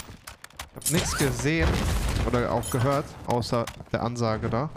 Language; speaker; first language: German; native; German